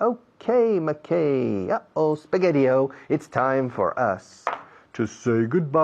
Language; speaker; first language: English; non-native, fluent; Spanish